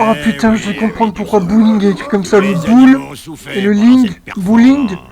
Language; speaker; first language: French; native; French